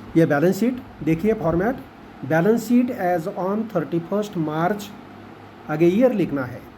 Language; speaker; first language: Hindi; non-native, local second language; Marathi